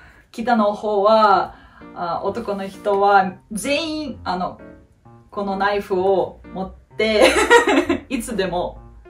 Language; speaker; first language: Japanese; non-native, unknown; Russian